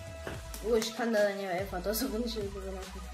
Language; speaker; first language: German; native; German